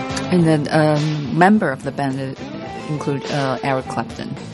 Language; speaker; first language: English; non-native, learner; Chinese